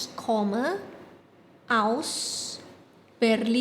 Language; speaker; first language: German; non-native, learner; Indonesian